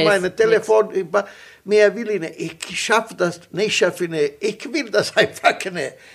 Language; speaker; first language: German; non-native, local second language; Italian